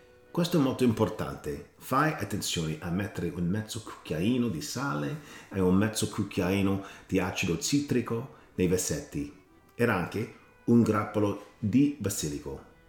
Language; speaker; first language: Italian; non-native, learner; English